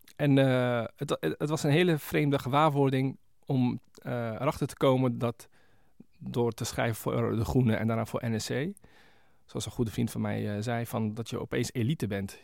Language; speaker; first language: Dutch; early bilingual, other home language; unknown